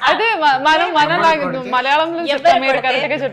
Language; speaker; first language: Telugu; non-native, learner; Malayalam